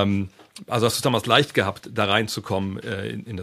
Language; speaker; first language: German; native; German